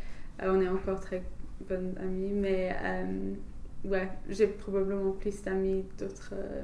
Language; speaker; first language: French; non-native, fluent; English